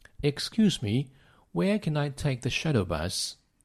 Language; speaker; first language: English; non-native, fluent; Chinese